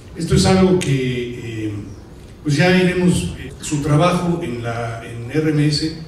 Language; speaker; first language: Spanish; native; Spanish